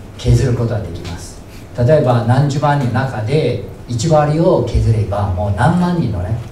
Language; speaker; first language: Japanese; non-native, fluent; Chinese